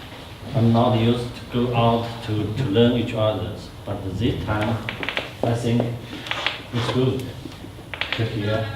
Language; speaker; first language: English; non-native, learner; Chinese